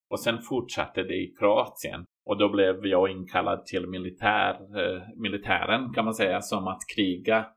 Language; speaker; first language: Swedish; non-native, fluent; Croatian